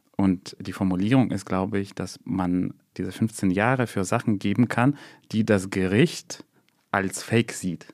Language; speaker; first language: German; non-native, fluent; Russian